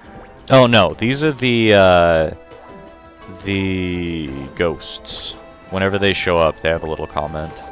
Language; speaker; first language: English; native; English